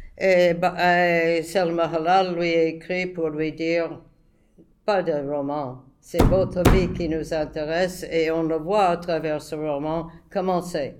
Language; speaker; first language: French; non-native, fluent; English